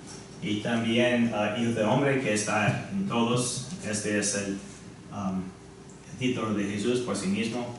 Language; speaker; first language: Spanish; non-native, fluent; English